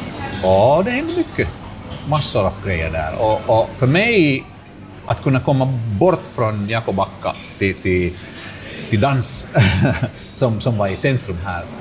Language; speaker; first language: Swedish; non-native, local second language; Finnish